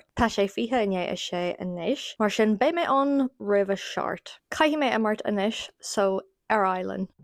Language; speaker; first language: Irish; non-native, local second language; English